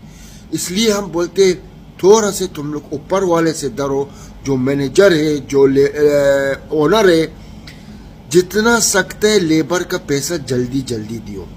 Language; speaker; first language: Hindi; non-native, fluent; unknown